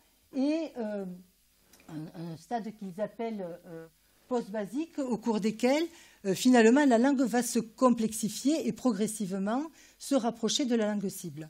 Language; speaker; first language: French; native; French